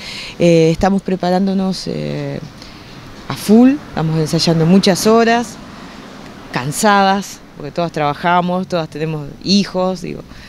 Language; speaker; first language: Spanish; native; Spanish